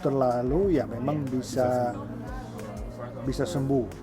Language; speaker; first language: Indonesian; non-native, fluent; Dutch